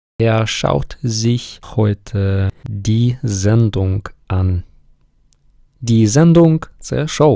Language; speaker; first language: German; non-native, fluent; Ukrainian